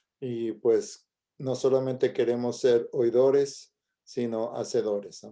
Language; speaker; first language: Spanish; native; Spanish